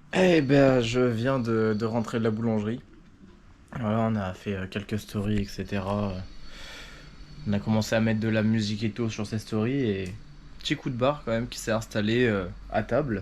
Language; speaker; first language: French; native; French